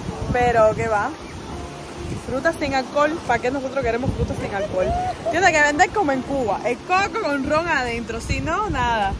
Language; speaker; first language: Spanish; native; Spanish